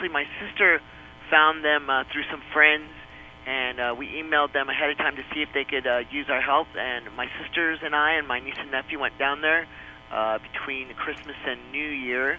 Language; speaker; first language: English; non-native, fluent; Spanish